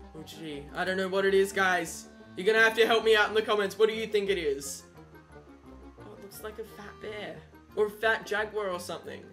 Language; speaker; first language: English; native; English